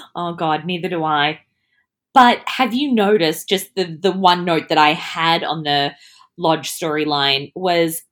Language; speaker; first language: English; early bilingual, other home language; Italian